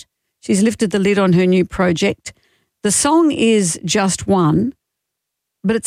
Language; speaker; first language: English; native; English